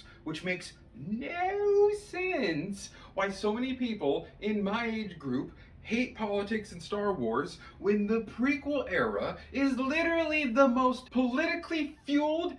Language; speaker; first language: English; native; English